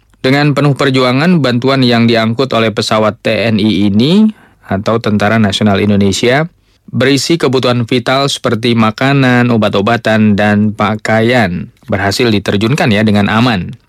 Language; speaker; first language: Indonesian; native; Indonesian